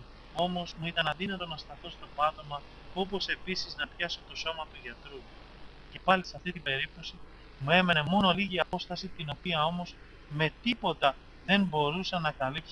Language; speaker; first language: Greek; native; Greek